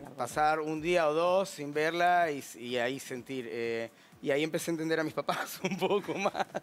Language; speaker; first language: Spanish; native; Spanish